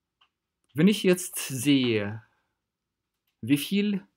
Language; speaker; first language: German; non-native, fluent; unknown